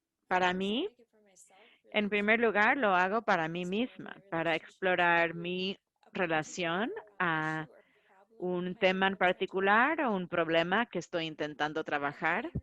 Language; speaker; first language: Spanish; non-native, fluent; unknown